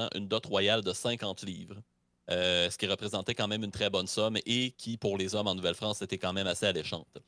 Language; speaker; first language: French; native; French